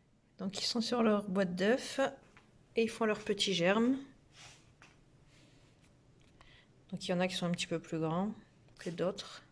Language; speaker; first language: French; native; French